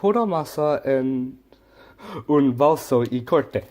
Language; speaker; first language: Spanish; non-native, learner; English